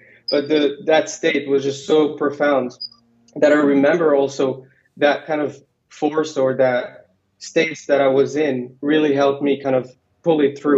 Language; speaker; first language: English; non-native, fluent; Arabic